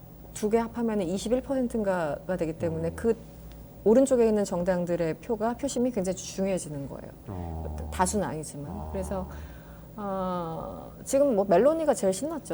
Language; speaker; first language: Korean; native; Korean